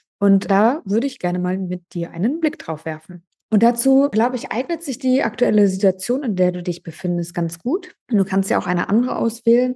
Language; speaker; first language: German; native; German